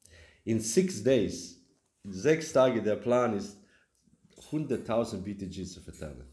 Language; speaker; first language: German; non-native, learner; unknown